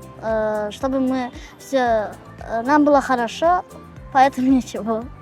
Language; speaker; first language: Russian; non-native, local second language; Azerbaijani